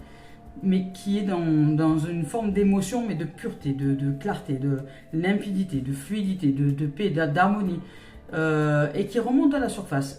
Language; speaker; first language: French; native; French